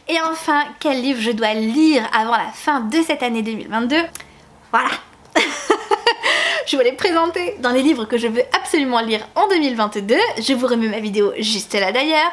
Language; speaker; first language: French; native; French